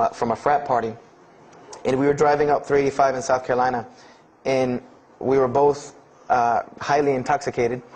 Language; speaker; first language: English; native; English